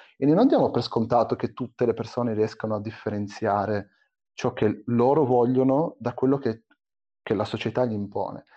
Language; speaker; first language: Italian; early bilingual, other home language; Arabic